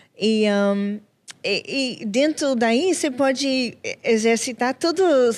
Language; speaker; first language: Portuguese; non-native, fluent; English